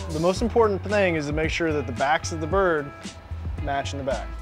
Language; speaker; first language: English; native; English